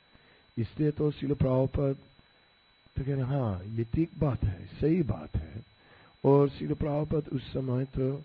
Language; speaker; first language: Hindi; non-native, fluent; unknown